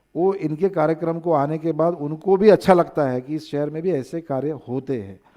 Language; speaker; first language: Hindi; non-native, local second language; Marathi